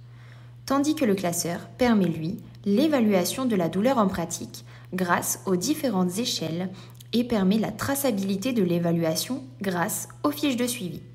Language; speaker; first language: French; native; French